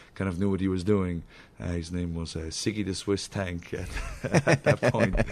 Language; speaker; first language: English; non-native, fluent; Swiss German